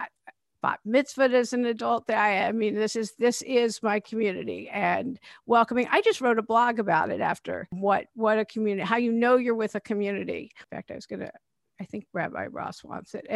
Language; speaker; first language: English; native; English